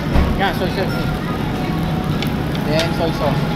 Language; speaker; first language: English; non-native, local second language; Filipino